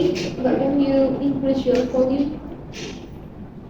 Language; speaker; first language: English; non-native, learner; Indonesian